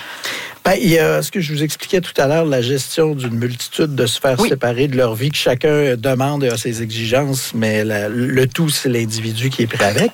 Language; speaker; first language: French; native; French